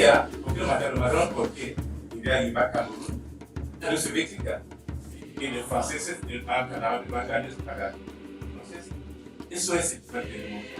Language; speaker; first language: Spanish; non-native, learner; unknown